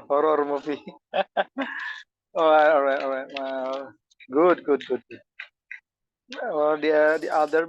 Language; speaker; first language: English; non-native, learner; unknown